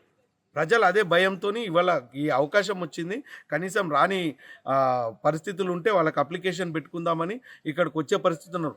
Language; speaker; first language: Telugu; native; Telugu